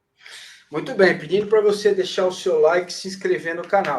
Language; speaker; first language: Portuguese; native; Portuguese